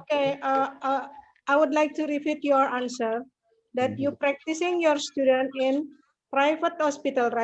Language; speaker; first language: English; non-native, learner; Indonesian